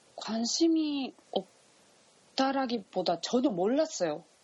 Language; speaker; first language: Korean; non-native, learner; Japanese